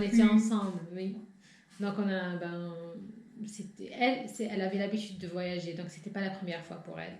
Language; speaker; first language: French; non-native, local second language; Arabic